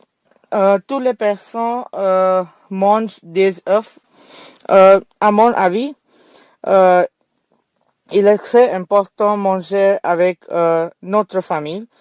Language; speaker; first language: French; non-native, learner; English